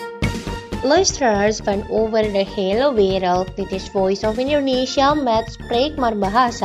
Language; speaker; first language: Dutch; non-native, fluent; Indonesian